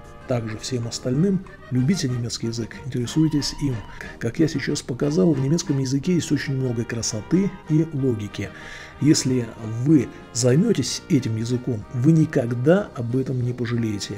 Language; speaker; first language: Russian; native; Russian